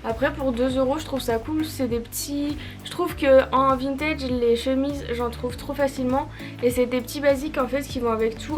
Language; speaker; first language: French; native; French